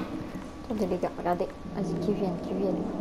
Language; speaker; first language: French; native; French